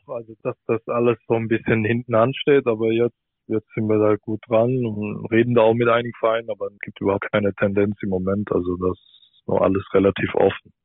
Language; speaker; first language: German; native; German